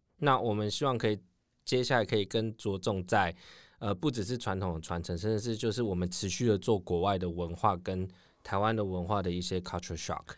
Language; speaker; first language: Chinese; native; Chinese